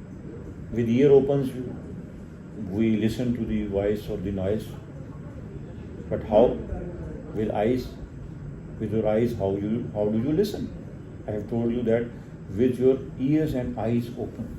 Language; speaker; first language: English; non-native, local second language; Urdu